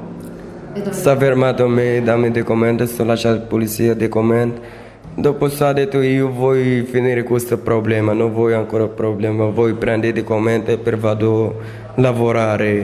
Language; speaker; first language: Italian; non-native, learner; Arabic